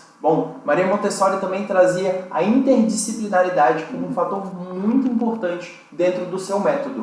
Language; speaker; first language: Portuguese; native; Portuguese